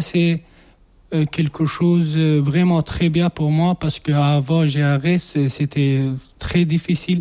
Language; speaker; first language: French; non-native, learner; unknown